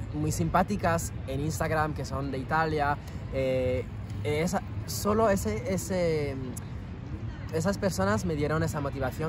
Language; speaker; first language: Spanish; non-native, fluent; French